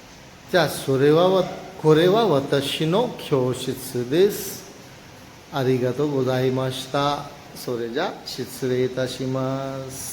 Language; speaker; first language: Japanese; non-native, fluent; Urdu